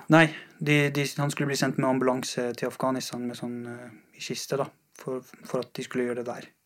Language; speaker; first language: Norwegian; non-native, fluent; Persian